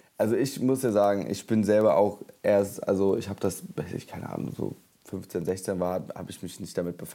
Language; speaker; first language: German; native; German